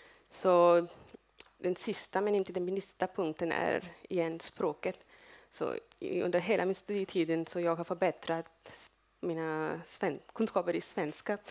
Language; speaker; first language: Swedish; non-native, fluent; Urdu